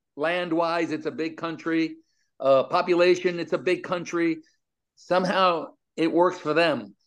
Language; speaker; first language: English; native; English